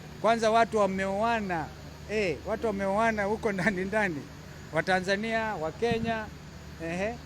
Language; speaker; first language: Swahili; non-native, local second language; Kamba